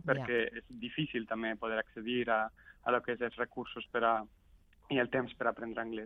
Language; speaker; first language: Catalan; non-native, local second language; Spanish